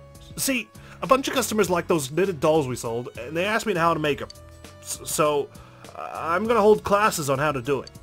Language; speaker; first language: English; native; English